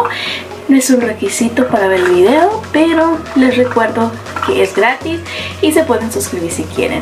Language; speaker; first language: Spanish; early bilingual, heritage; Spanish